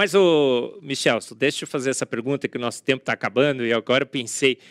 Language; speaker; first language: Portuguese; native; Portuguese